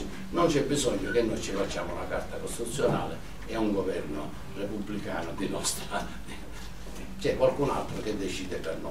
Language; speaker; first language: Italian; native; Italian